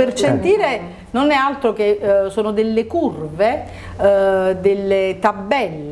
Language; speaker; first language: Italian; native; Italian